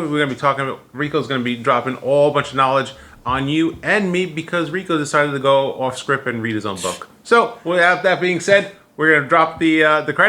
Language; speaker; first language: English; native; English